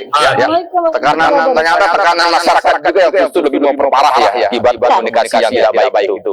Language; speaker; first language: Indonesian; native; Indonesian